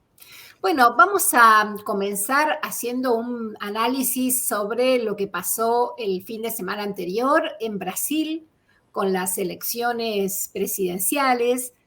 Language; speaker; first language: Spanish; native; Spanish